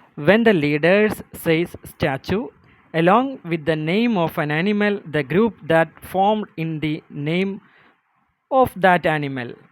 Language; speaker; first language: English; non-native, local second language; Malayalam